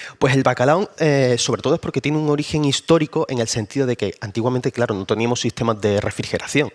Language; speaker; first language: Spanish; native; Spanish